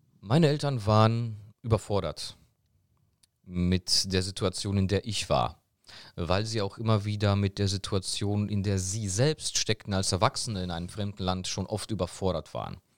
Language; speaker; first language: German; early bilingual, other home language; Polish